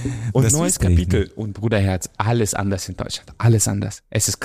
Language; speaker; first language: German; non-native, fluent; Romanian